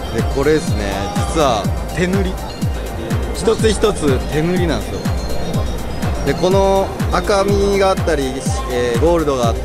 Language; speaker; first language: Japanese; native; Japanese